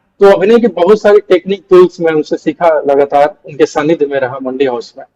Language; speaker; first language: Hindi; non-native, local second language; Bhojpuri